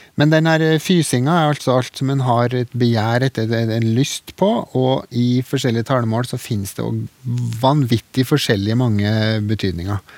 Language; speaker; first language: Norwegian; native; Norwegian